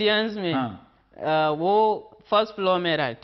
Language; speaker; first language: Hindi; non-native, learner; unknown